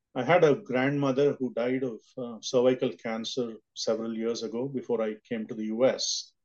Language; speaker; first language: English; non-native, local second language; Telugu